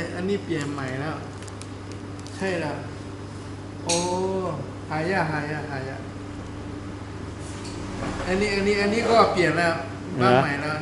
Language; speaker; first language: Thai; non-native, local second language; Chinese